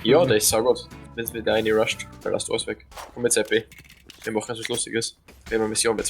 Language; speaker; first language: German; native; German